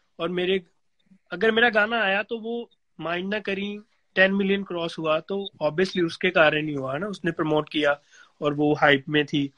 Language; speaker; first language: Hindi; non-native, local second language; Punjabi